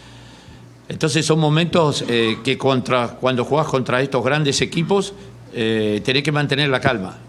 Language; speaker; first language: Spanish; native; Spanish